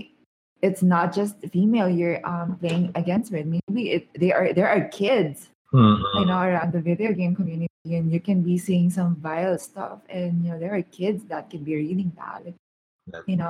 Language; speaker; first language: English; non-native, local second language; Filipino